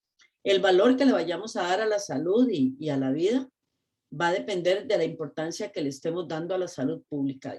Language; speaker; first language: Spanish; native; Spanish